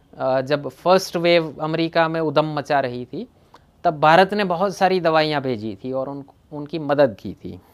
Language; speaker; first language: Hindi; non-native, local second language; Gujarati